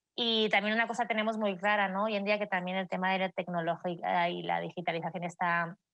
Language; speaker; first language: Spanish; native; Spanish